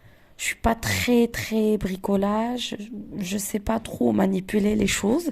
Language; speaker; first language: French; non-native, local second language; Arabic